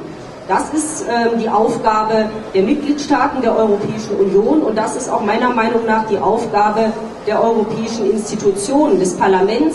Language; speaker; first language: German; native; German